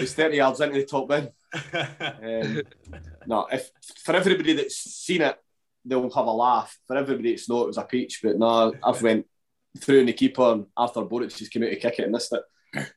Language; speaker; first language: English; native; English